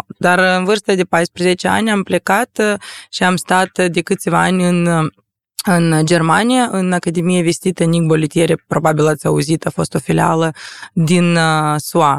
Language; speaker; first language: Romanian; non-native, local second language; Russian